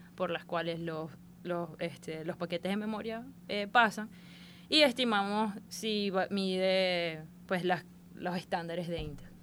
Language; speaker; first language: Spanish; native; Spanish